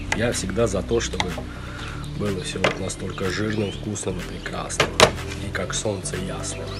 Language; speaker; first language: Russian; non-native, local second language; Azerbaijani